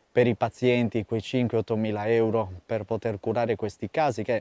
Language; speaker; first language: Italian; native; Italian